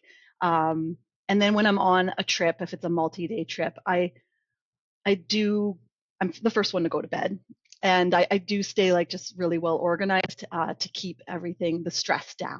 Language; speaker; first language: English; native; English